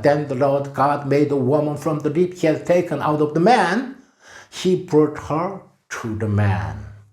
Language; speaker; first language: English; non-native, fluent; Korean